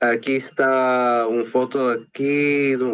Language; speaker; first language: Spanish; non-native, learner; English